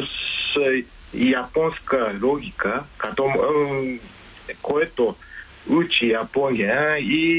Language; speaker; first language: Bulgarian; non-native, learner; Japanese